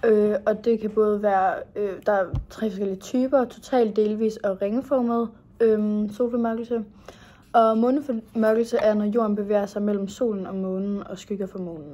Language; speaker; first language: Danish; native; Danish